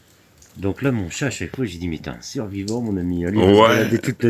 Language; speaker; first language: French; native; French